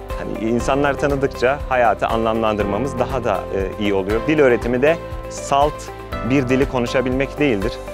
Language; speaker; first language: Turkish; native; Turkish